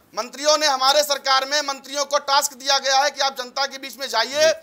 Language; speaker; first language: Hindi; native; Hindi